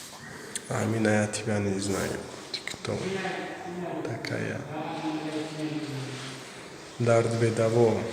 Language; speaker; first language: Russian; non-native, learner; Tajik